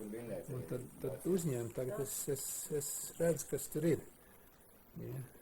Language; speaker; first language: Latvian; early bilingual, heritage; Latvian